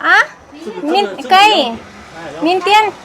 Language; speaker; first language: Chinese; non-native, fluent; Indonesian